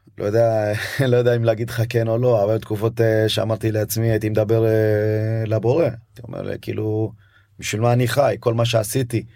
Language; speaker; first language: Hebrew; early bilingual, other home language; Amharic